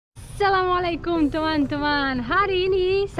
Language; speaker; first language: Indonesian; non-native, learner; English